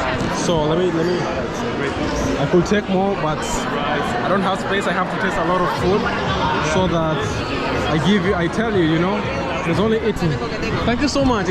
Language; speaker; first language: English; non-native, local second language; Swahili